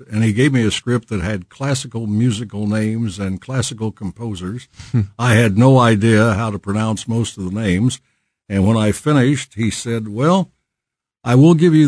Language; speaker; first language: English; native; English